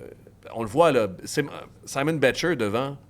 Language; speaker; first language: French; native; French